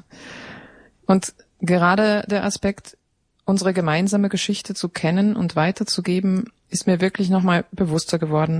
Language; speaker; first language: German; native; German